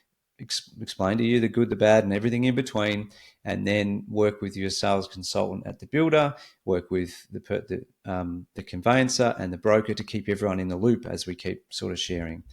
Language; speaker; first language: English; native; English